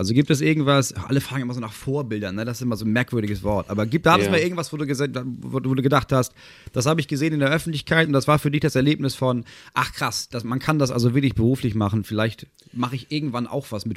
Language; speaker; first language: German; native; German